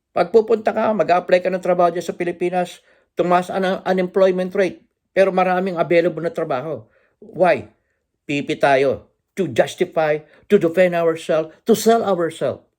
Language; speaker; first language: Filipino; native; Filipino